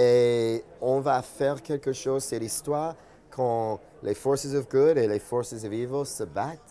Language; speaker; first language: French; non-native, fluent; English